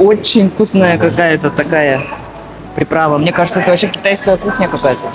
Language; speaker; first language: Russian; native; Russian